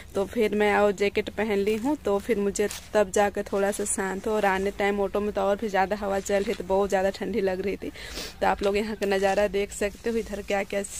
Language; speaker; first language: Hindi; native; Hindi